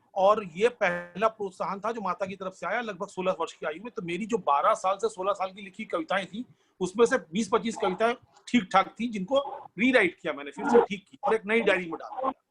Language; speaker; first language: Hindi; non-native, local second language; Bangla